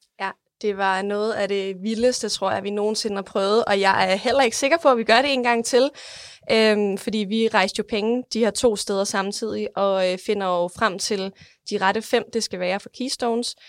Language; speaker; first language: Danish; native; Danish